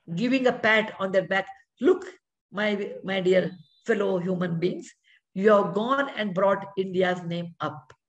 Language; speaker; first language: English; non-native, local second language; Kannada